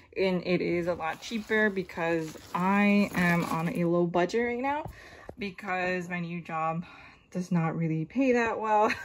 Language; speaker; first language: English; native; English